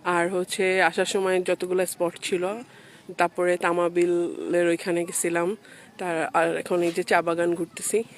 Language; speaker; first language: Bangla; native; Bangla